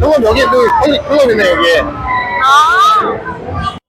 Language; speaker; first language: Korean; native; Korean